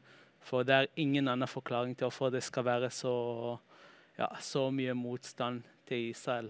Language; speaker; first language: Norwegian; early bilingual, heritage; Norwegian